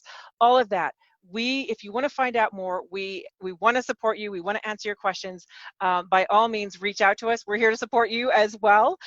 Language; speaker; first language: English; native; English